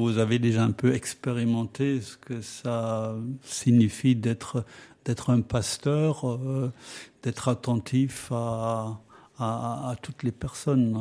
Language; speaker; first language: French; non-native, fluent; German